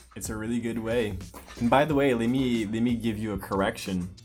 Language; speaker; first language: English; native; English